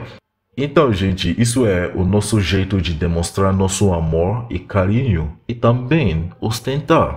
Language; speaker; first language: Portuguese; non-native, fluent; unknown